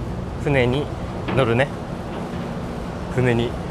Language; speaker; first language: Japanese; native; Japanese